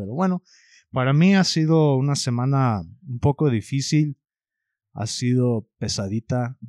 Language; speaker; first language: Spanish; early bilingual, heritage; Spanish